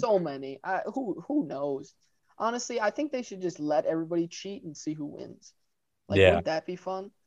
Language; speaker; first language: English; native; English